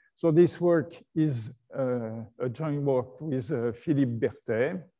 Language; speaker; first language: English; non-native, fluent; French